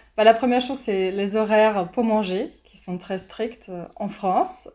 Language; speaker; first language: French; non-native, fluent; German